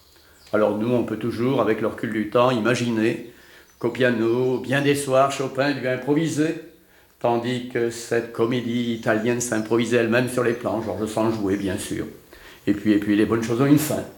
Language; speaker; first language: French; native; French